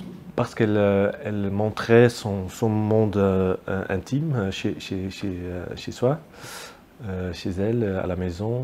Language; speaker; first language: French; non-native, local second language; Dutch